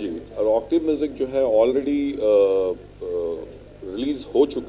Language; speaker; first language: Hindi; native; Hindi